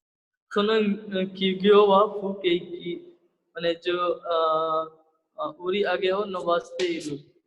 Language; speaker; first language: Japanese; non-native, fluent; Hindi